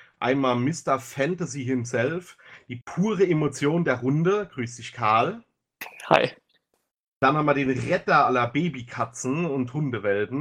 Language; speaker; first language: German; native; German